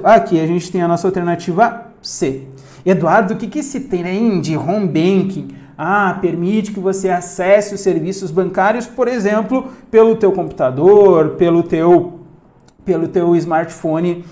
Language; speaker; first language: Portuguese; native; Portuguese